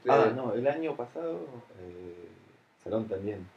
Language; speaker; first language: Spanish; non-native, fluent; Russian